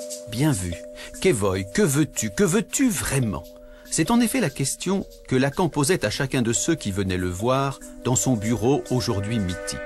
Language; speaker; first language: French; native; French